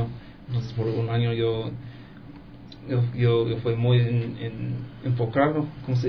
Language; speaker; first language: Spanish; non-native, fluent; English